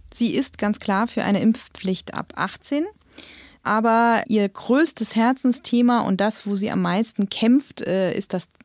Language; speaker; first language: German; native; German